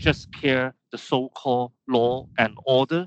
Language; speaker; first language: English; non-native, local second language; Cantonese